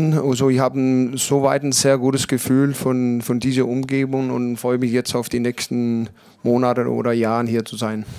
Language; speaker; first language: German; non-native, learner; Danish